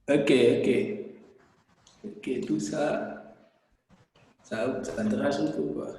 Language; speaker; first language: French; non-native, local second language; Arabic